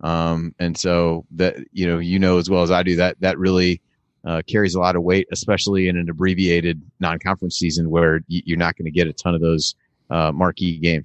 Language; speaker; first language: English; native; English